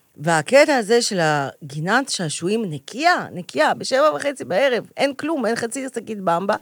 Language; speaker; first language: Hebrew; early bilingual, other home language; Russian